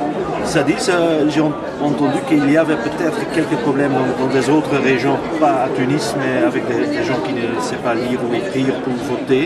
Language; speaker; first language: French; non-native, local second language; Dutch